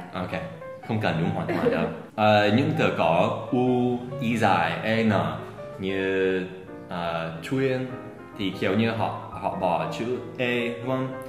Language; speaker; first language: Vietnamese; non-native, fluent; English